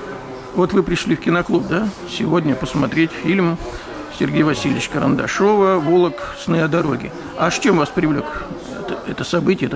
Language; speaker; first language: Russian; native; Russian